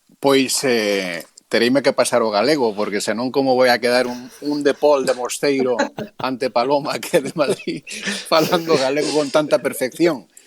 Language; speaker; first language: Galician; non-native, local second language; Spanish